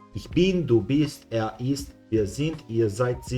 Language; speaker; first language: German; non-native, fluent; Serbian